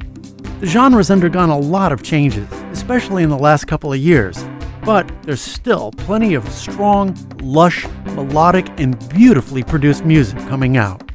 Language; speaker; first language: English; native; English